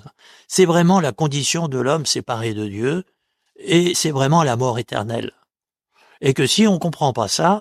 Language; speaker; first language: French; native; French